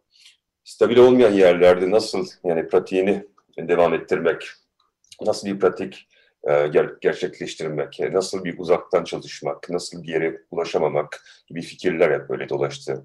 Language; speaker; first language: Turkish; early bilingual, heritage; Turkish